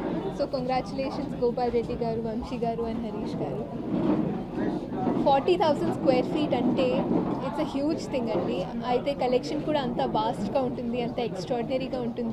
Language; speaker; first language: Telugu; non-native, fluent; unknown